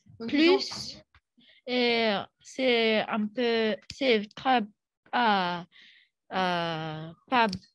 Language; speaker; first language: French; non-native, learner; English